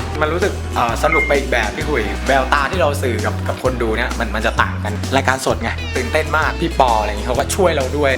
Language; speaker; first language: Thai; native; Thai